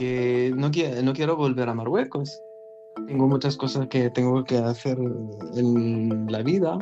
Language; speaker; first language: Spanish; non-native, learner; Arabic